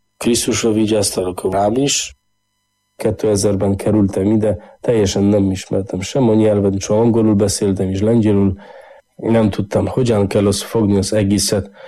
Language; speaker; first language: Hungarian; non-native, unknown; Polish